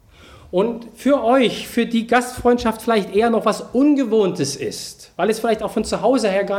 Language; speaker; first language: German; native; German